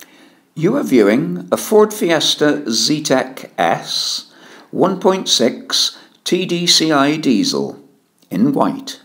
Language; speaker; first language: English; native; English